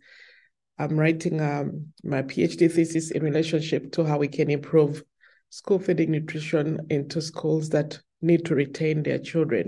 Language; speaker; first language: English; non-native, local second language; Ganda